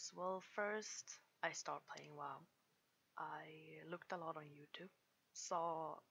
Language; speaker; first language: English; non-native, fluent; Swedish